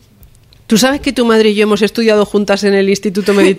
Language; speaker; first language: Spanish; native; Spanish